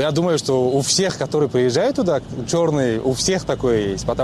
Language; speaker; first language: Russian; non-native, local second language; Tajik